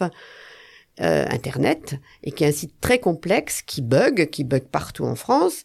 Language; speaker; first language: French; native; French